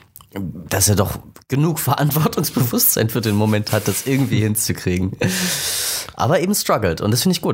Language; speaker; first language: German; native; German